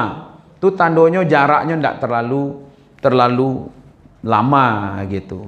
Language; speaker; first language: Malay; non-native, local second language; Minangkabau